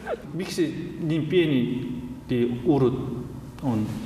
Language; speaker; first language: Finnish; non-native, learner; Korean